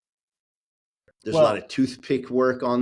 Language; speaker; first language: English; native; English